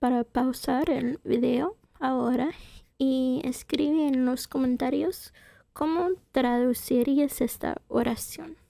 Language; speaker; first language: Spanish; non-native, fluent; English